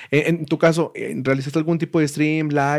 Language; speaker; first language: Spanish; native; Spanish